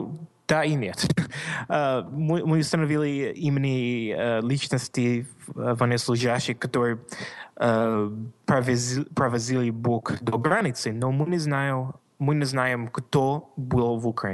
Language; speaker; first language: Russian; non-native, learner; English